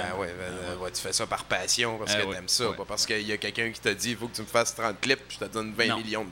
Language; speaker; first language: French; native; French